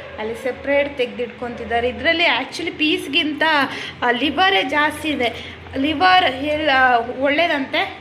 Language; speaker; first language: Kannada; non-native, local second language; Telugu